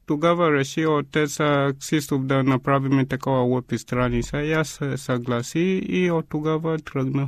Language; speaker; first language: Bulgarian; non-native, fluent; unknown